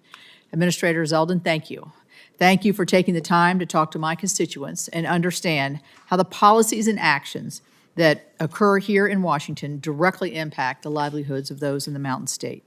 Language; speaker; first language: English; native; English